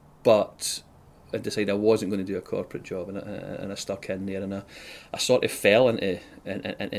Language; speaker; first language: English; native; English